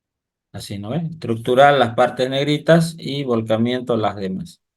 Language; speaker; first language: Spanish; native; Spanish